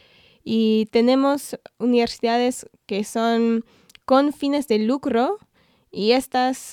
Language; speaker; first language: Spanish; non-native, fluent; English